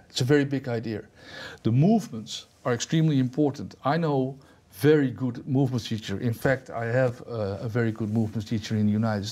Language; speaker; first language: English; non-native, fluent; Dutch